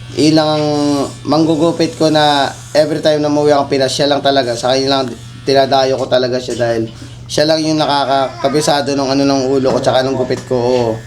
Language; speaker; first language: Filipino; native; Filipino